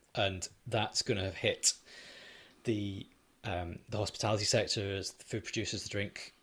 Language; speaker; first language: English; native; English